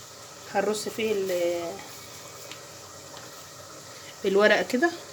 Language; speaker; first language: Arabic; native; Arabic